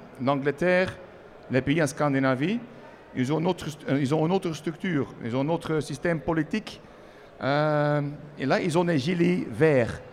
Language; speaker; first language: French; non-native, learner; Dutch